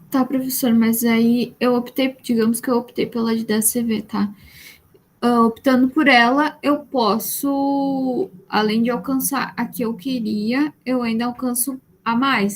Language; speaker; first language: Portuguese; native; Portuguese